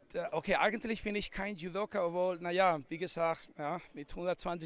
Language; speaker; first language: German; non-native, fluent; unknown